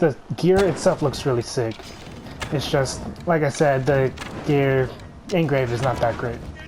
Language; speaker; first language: English; native; English